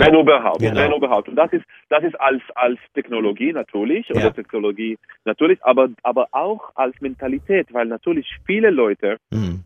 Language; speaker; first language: German; non-native, fluent; Hebrew